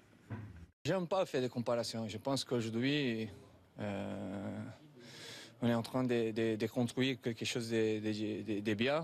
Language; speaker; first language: French; non-native, fluent; Portuguese